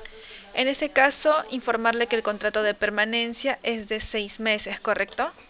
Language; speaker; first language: Spanish; native; Spanish